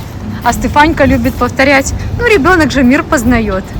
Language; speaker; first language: Russian; native; Russian